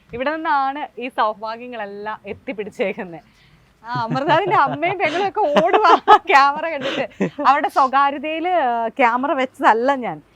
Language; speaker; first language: Malayalam; native; Malayalam